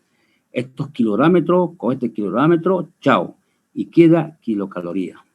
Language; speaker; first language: Spanish; native; Spanish